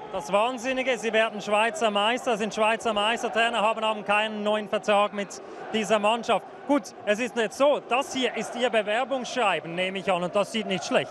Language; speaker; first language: German; native; German